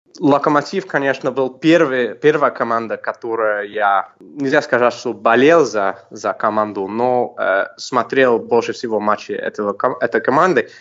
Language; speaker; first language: Russian; non-native, fluent; English